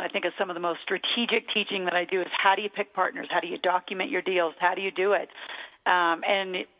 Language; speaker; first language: English; native; English